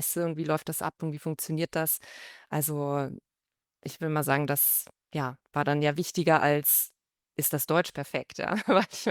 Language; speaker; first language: German; native; German